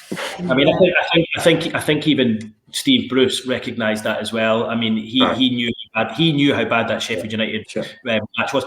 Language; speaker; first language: English; native; English